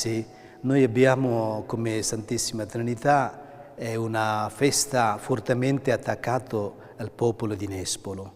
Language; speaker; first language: Italian; non-native, fluent; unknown